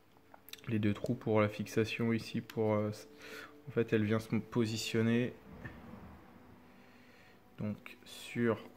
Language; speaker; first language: French; native; French